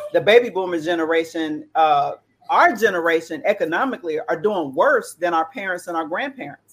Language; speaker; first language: English; native; English